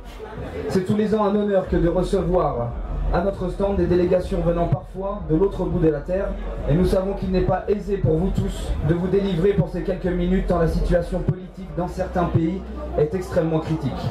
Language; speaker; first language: French; native; French